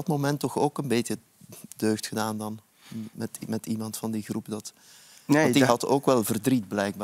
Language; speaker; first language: Dutch; native; Dutch